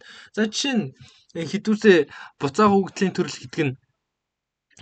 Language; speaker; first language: Mongolian; native; Mongolian